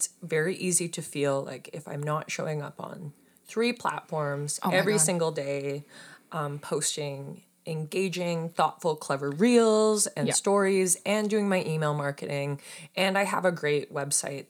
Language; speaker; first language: English; native; English